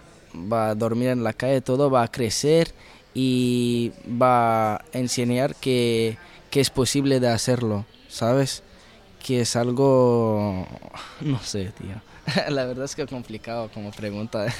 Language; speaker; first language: Spanish; early bilingual, heritage; Arabic